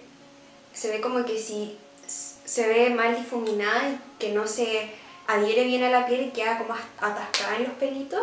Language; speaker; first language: Spanish; native; Spanish